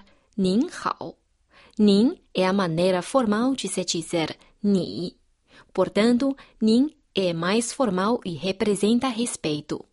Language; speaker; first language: Portuguese; non-native, fluent; Chinese